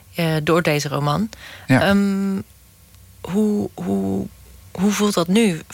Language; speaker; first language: Dutch; native; Dutch